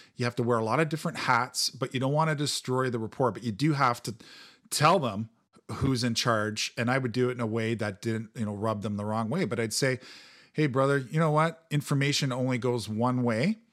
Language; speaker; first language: English; native; English